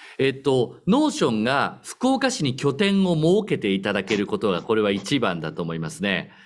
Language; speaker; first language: Japanese; native; Japanese